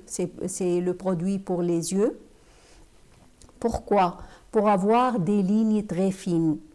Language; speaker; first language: French; non-native, fluent; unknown